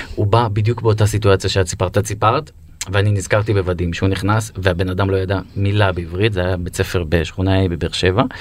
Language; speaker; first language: Hebrew; native; Hebrew